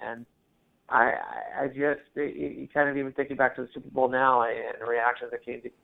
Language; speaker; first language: English; native; English